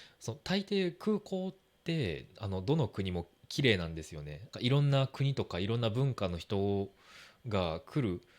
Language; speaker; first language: Japanese; native; Japanese